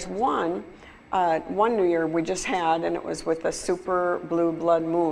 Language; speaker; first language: English; native; English